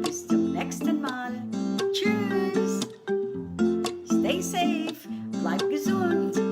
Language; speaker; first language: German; non-native, fluent; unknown